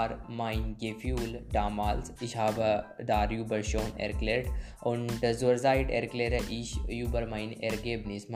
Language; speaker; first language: German; non-native, learner; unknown